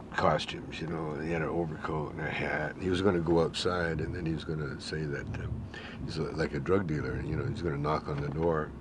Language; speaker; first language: English; native; English